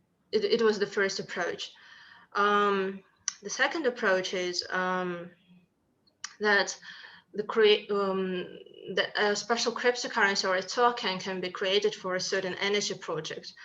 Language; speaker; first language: English; non-native, fluent; Russian